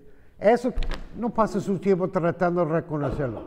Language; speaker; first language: Spanish; non-native, fluent; English